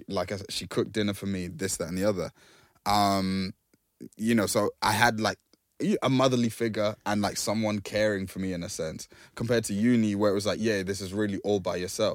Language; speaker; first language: English; native; English